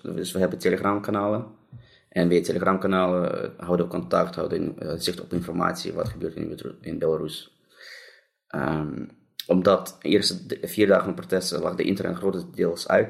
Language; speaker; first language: Dutch; non-native, fluent; Russian